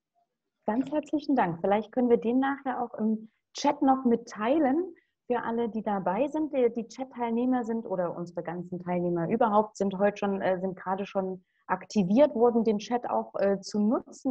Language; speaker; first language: German; native; German